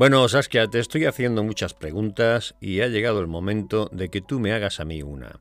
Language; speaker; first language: Spanish; native; Spanish